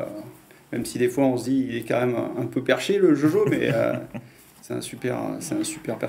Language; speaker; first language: French; native; French